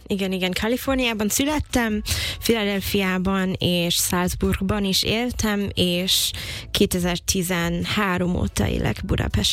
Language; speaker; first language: Hungarian; non-native, fluent; English